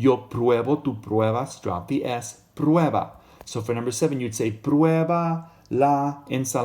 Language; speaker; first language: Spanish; non-native, fluent; English